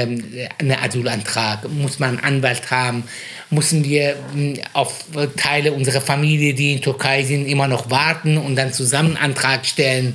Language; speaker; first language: German; non-native, fluent; Persian